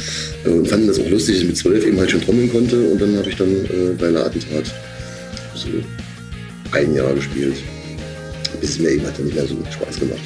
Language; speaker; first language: German; native; German